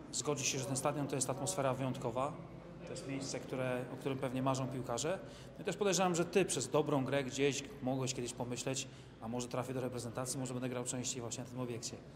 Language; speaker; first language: Polish; native; Polish